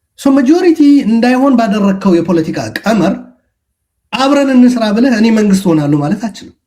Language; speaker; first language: Amharic; non-native, local second language; Tigrinya